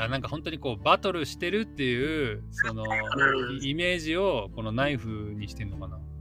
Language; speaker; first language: Japanese; native; Japanese